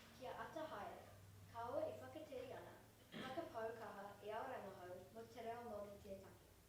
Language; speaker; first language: Māori; non-native, local second language; English